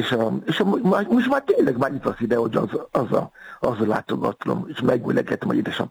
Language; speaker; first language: Hungarian; non-native, fluent; Yoruba